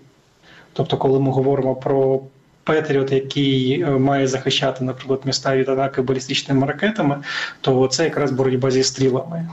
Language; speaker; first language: Ukrainian; native; Ukrainian